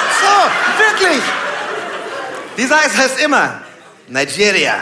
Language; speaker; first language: German; native; German